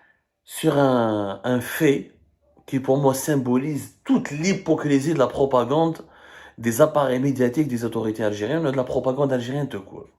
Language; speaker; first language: French; non-native, local second language; Arabic